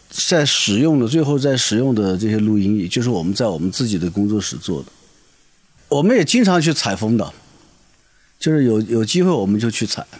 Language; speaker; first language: Chinese; native; Chinese